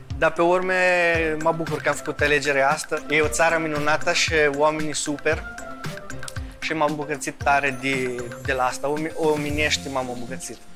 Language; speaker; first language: Romanian; non-native, fluent; Italian